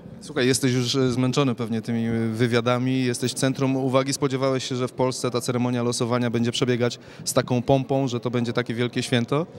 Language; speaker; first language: Polish; native; Polish